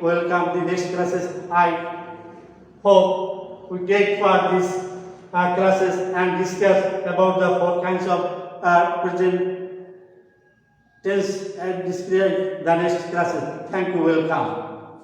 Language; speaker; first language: English; non-native, local second language; Bangla